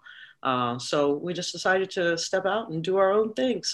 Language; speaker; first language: English; native; English